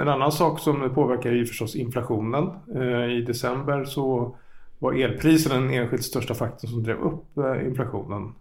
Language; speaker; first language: Swedish; native; Swedish